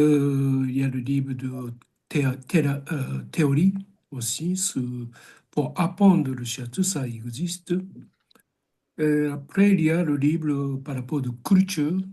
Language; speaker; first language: French; non-native, learner; Japanese